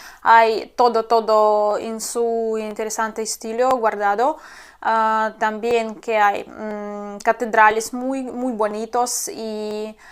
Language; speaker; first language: Spanish; non-native, fluent; Russian